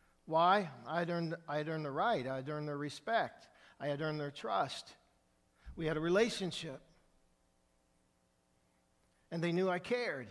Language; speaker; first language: English; native; English